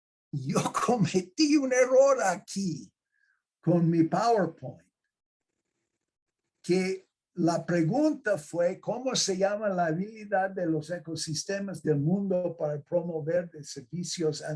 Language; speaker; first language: Spanish; non-native, fluent; English